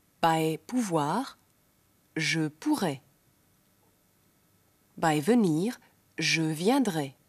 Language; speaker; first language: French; non-native, fluent; German